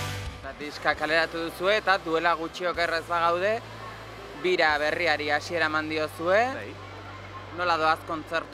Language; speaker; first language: Basque; native; Basque